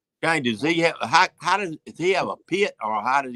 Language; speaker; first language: English; native; English